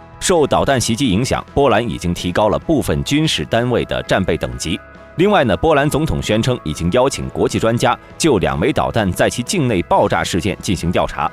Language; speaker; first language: Chinese; native; Chinese